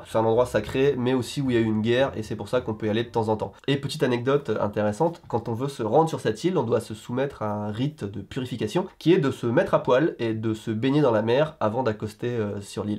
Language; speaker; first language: French; native; French